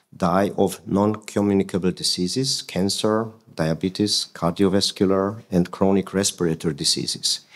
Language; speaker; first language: English; non-native, fluent; Hungarian